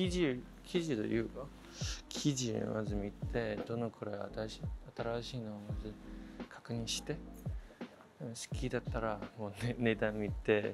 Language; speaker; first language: Japanese; non-native, fluent; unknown